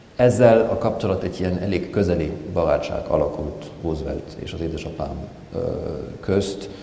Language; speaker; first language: Hungarian; non-native, fluent; German